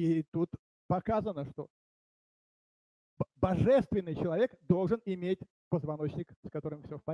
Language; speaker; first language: Czech; non-native, learner; Russian